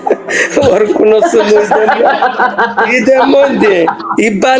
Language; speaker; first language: Amharic; non-native, fluent; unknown